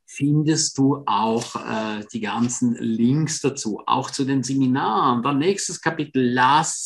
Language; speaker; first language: German; non-native, fluent; Romansh